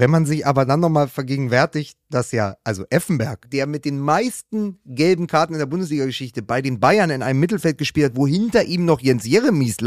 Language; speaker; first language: German; native; German